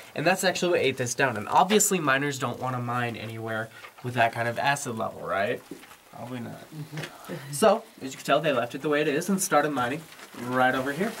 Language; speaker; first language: English; native; English